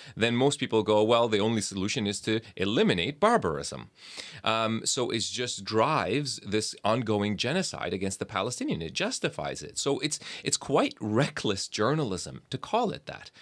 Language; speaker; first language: English; early bilingual, other home language; Arabic